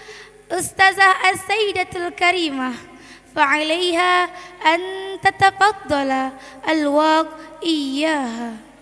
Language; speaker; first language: Arabic; non-native, learner; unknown